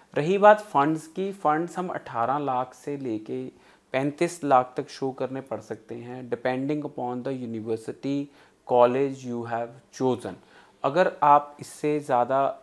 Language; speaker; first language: Hindi; non-native, local second language; Punjabi